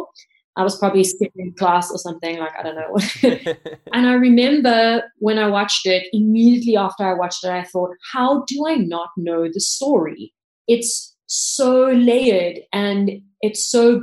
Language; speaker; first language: English; native; English